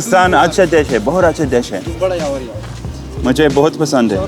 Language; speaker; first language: Hindi; non-native, learner; English